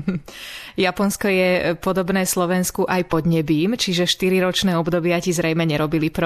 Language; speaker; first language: Slovak; native; Slovak